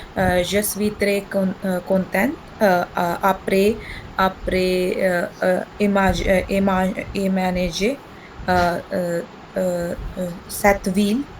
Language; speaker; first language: French; non-native, learner; Hindi